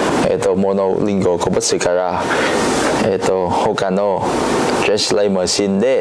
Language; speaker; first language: Japanese; non-native, learner; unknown